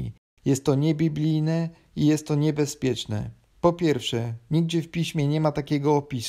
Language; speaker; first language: Polish; native; Polish